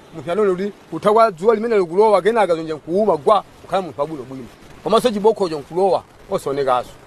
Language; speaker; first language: Nyanja; native; Nyanja